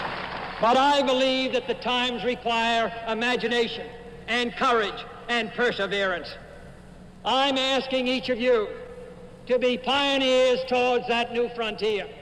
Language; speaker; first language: English; native; English